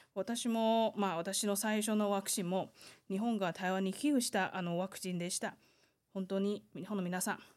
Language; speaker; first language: Japanese; non-native, fluent; Chinese